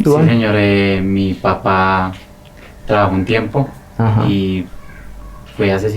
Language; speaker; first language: Spanish; native; Spanish